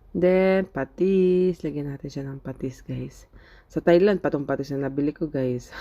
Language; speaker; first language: Filipino; native; Filipino